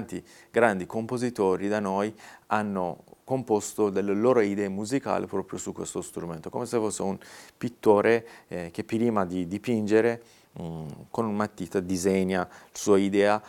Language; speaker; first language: Italian; non-native, fluent; Persian